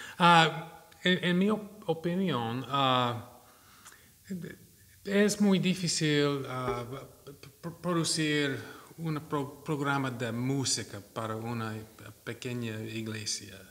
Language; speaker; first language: Spanish; non-native, learner; English